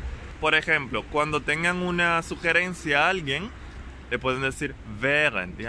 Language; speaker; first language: Spanish; non-native, fluent; German